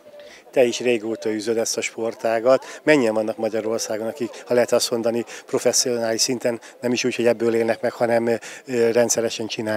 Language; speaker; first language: Hungarian; native; Hungarian